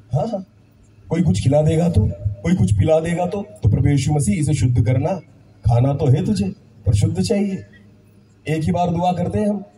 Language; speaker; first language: Hindi; non-native, local second language; Marathi